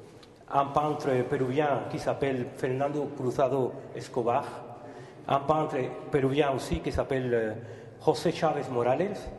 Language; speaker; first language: French; non-native, fluent; Spanish